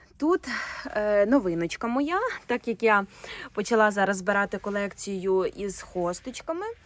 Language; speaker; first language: Ukrainian; non-native, local second language; Russian